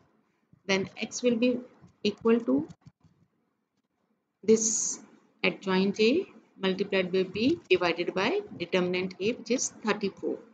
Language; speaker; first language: English; non-native, local second language; Hindi